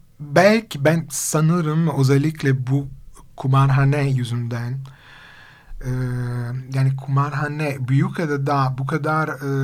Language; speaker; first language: Turkish; non-native, fluent; Italian